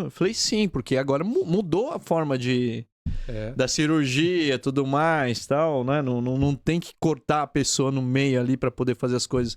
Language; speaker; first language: Portuguese; native; Portuguese